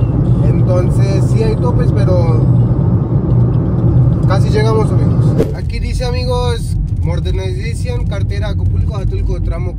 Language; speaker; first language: Spanish; non-native, learner; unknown